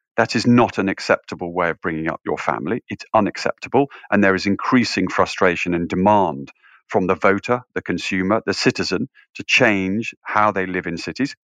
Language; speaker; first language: English; native; English